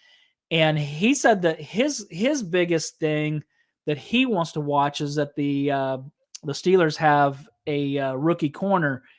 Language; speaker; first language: English; native; English